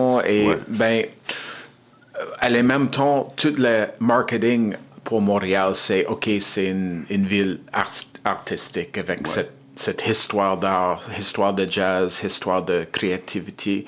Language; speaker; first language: French; non-native, learner; English